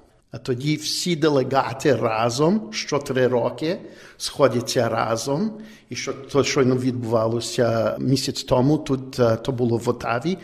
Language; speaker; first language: Ukrainian; early bilingual, heritage; Ukrainian